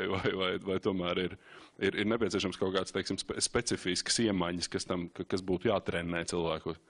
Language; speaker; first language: Latvian; native; Latvian